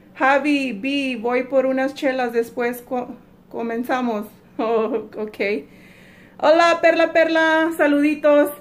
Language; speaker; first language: Spanish; early bilingual, heritage; Spanish